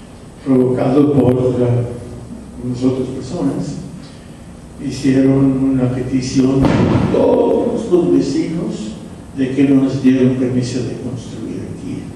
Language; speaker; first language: Spanish; non-native, fluent; English